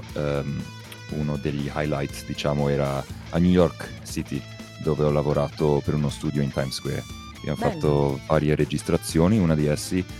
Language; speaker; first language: Italian; early bilingual, heritage; Italian